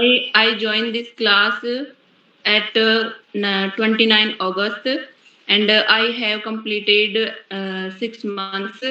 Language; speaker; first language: English; non-native, learner; Hindi